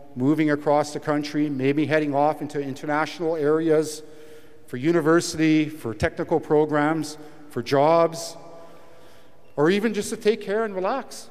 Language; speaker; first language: English; early bilingual, other home language; French